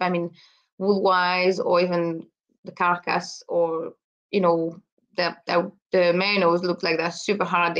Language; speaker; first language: English; non-native, fluent; French